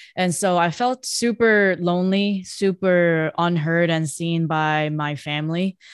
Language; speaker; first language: English; early bilingual, other home language; Korean